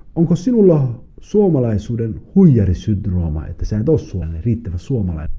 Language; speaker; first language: Finnish; early bilingual, other home language; Somali